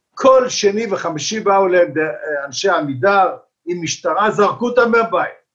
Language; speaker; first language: Hebrew; early bilingual, other home language; Arabic